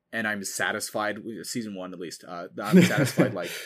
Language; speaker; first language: English; native; English